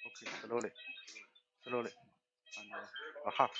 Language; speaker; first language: English; non-native, learner; Chinese